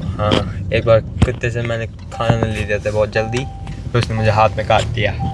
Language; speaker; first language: Hindi; early bilingual, other home language; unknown